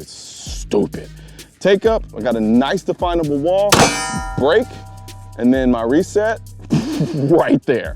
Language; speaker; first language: English; native; English